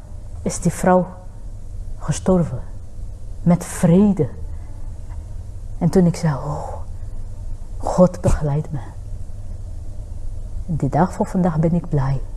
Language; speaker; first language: Dutch; non-native, fluent; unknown